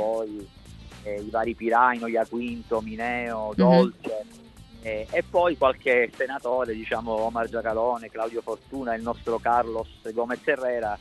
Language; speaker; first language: Italian; native; Italian